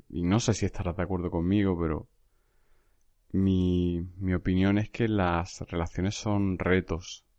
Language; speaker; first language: Spanish; native; Spanish